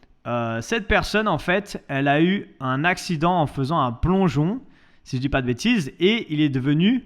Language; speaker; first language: French; native; French